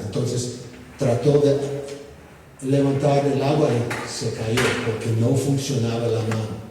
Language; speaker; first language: Spanish; non-native, fluent; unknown